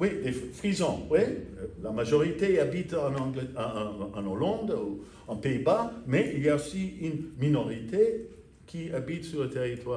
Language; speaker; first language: French; non-native, fluent; English